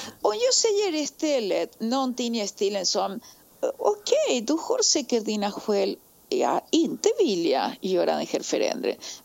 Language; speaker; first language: Swedish; non-native, fluent; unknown